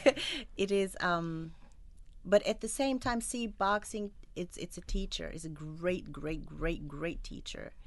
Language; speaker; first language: English; non-native, fluent; Arabic